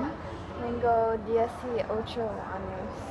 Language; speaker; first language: Spanish; non-native, learner; English